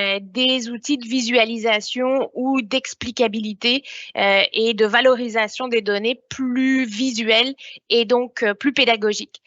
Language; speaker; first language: French; native; French